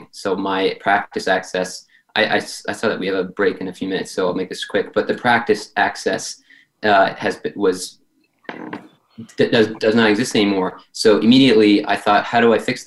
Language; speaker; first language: English; native; English